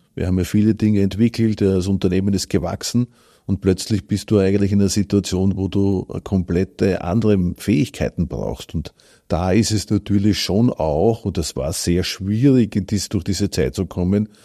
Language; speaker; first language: German; native; German